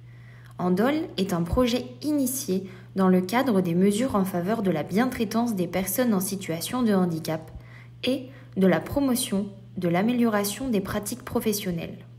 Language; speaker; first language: French; native; French